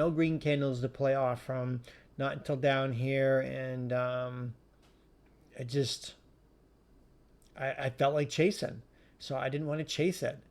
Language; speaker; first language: English; native; English